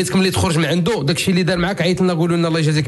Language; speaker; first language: Arabic; native; Arabic